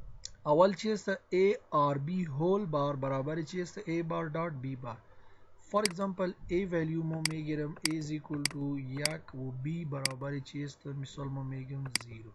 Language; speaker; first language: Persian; non-native, local second language; Pashto